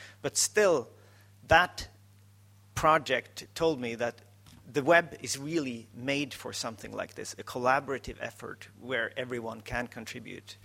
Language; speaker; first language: English; non-native, fluent; Norwegian